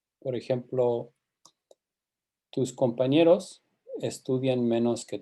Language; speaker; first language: Spanish; non-native, fluent; English